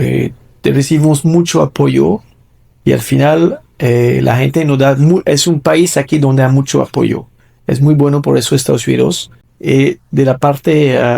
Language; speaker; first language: Spanish; non-native, fluent; French